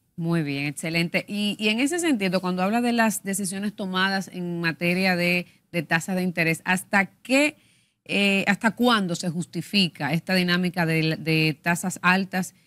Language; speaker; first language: Spanish; native; Spanish